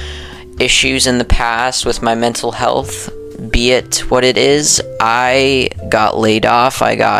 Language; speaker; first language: English; native; English